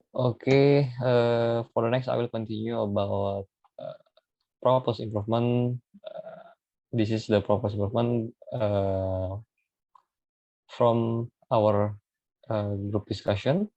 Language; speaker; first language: English; non-native, learner; Indonesian